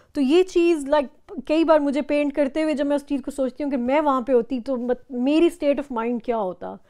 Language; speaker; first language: Urdu; native; Urdu